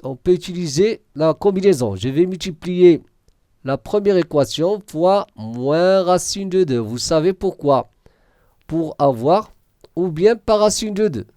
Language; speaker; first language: French; non-native, local second language; Arabic